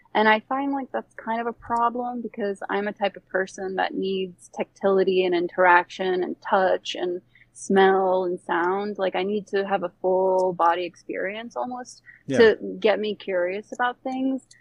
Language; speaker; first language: English; early bilingual, other home language; Bosnian